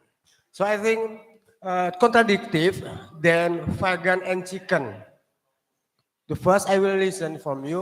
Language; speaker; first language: English; non-native, learner; Indonesian